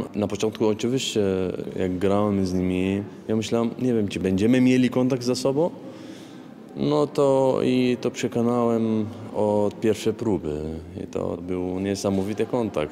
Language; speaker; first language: Polish; non-native, fluent; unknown